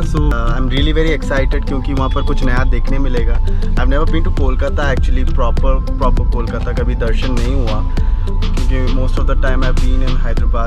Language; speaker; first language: Hindi; non-native, local second language; Bangla